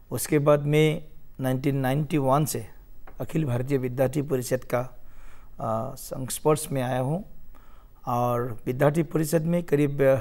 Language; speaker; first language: Hindi; non-native, local second language; Assamese